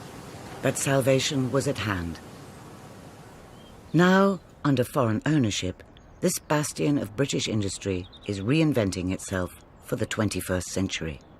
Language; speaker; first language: English; native; English